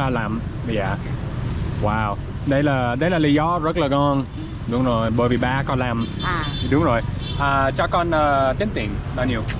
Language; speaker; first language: Vietnamese; non-native, learner; English